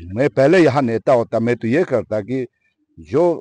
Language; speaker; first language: Hindi; non-native, local second language; Nyishi